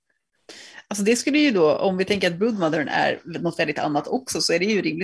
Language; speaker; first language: Swedish; native; Swedish